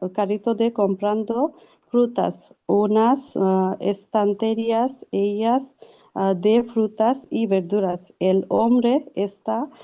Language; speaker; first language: Spanish; non-native, learner; Urdu